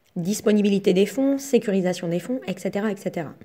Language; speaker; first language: French; native; French